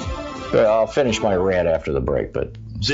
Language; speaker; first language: English; native; English